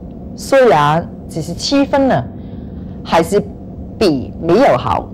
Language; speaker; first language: Chinese; non-native, local second language; Cantonese